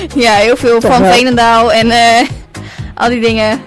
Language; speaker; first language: Dutch; native; Dutch